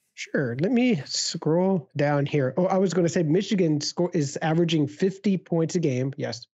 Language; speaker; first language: English; native; English